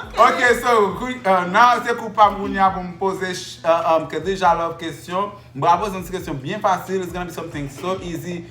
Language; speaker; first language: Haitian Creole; native; Haitian Creole